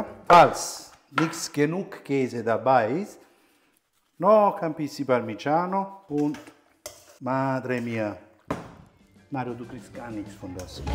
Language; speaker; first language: German; non-native, fluent; Italian